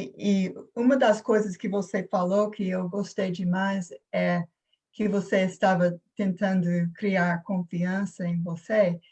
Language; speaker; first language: Portuguese; non-native, fluent; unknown